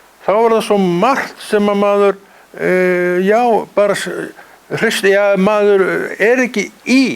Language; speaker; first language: Icelandic; native; Icelandic